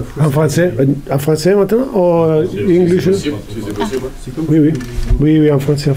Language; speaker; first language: French; non-native, learner; Italian